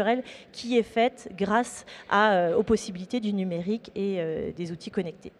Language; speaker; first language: French; native; French